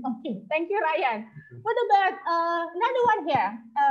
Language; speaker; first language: English; non-native, fluent; Indonesian